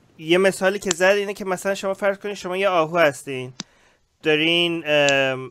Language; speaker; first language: Persian; early bilingual, heritage; Persian